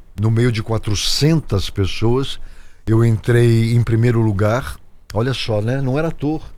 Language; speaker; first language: Portuguese; native; Portuguese